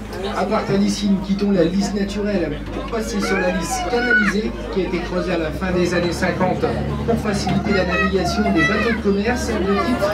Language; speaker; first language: French; native; French